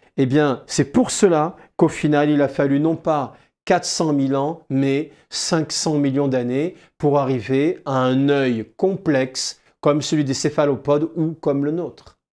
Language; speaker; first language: French; native; French